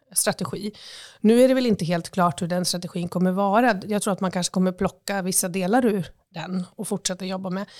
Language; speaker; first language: Swedish; native; Swedish